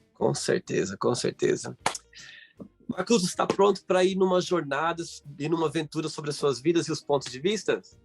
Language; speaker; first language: Portuguese; native; Portuguese